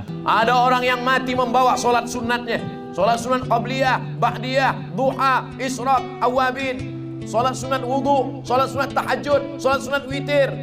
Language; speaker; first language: Malay; native; Malay